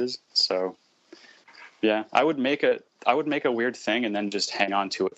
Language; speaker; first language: English; native; English